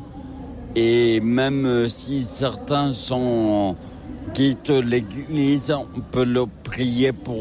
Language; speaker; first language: French; native; French